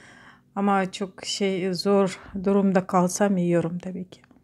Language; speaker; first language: Turkish; non-native, learner; Russian